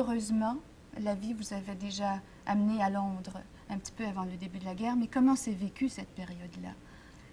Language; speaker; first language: French; native; French